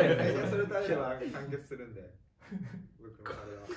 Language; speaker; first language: Japanese; native; Japanese